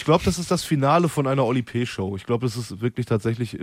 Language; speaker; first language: German; native; German